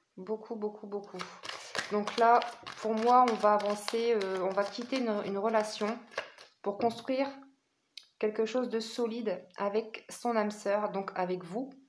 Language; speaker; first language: French; native; French